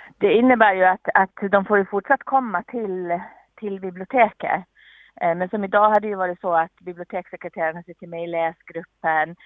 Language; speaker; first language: Swedish; native; Swedish